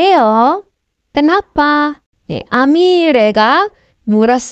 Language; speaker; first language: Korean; non-native, fluent; Indonesian